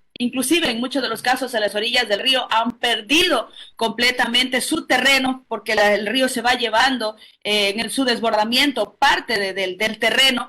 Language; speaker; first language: Spanish; native; Spanish